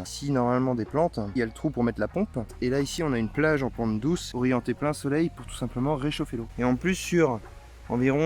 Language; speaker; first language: French; native; French